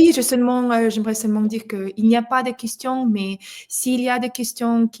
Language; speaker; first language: French; non-native, fluent; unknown